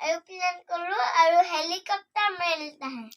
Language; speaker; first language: Hindi; non-native, local second language; Assamese